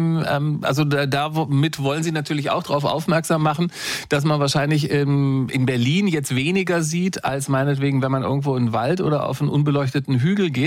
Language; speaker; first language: German; native; German